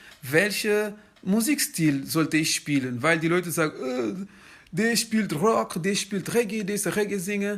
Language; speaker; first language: German; non-native, fluent; Kabuverdianu